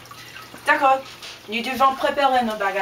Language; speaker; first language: French; non-native, learner; English